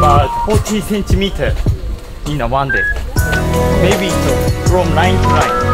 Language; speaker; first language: English; non-native, learner; Japanese